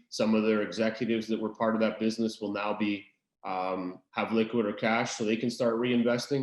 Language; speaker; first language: English; native; English